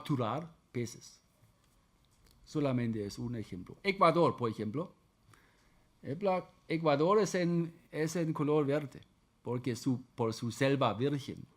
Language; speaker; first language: Spanish; non-native, fluent; German